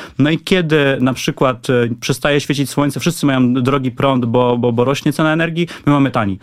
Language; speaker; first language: Polish; native; Polish